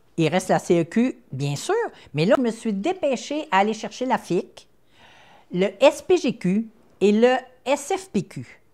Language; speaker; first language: French; native; French